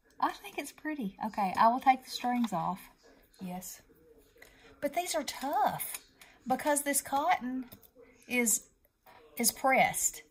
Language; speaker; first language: English; native; English